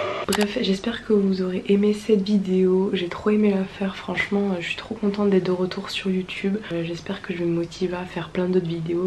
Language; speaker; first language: French; native; French